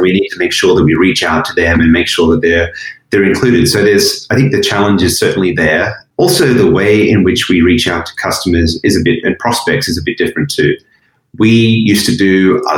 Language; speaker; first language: English; native; English